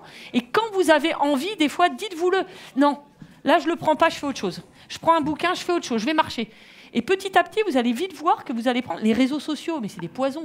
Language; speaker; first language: French; native; French